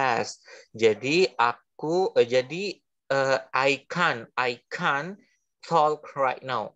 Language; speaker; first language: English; non-native, fluent; Indonesian